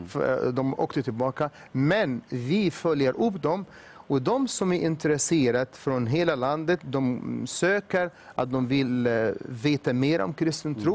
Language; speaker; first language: Swedish; non-native, fluent; Arabic